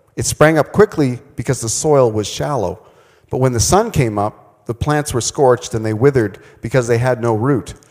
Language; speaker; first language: English; native; English